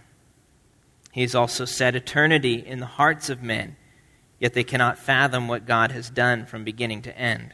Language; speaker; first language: English; native; English